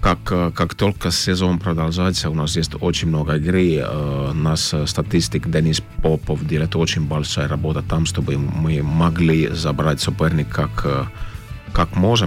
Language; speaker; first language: Russian; non-native, learner; Finnish